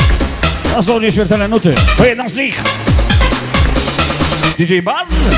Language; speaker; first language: Polish; native; Polish